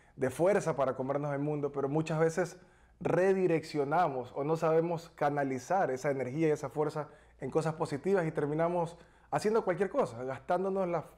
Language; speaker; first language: Spanish; native; Spanish